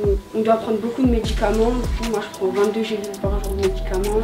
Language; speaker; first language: French; native; French